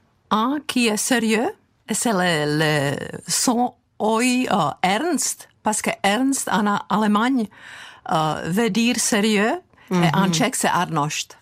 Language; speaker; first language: French; non-native, fluent; Czech